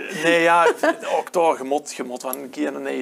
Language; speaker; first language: Dutch; native; Dutch